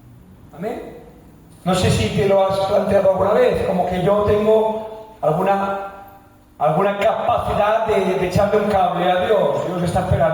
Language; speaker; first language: Spanish; native; Spanish